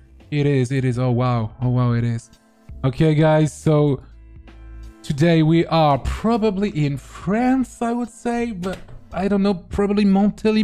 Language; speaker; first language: English; non-native, fluent; French